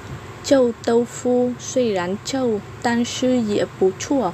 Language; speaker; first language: Chinese; non-native, learner; Vietnamese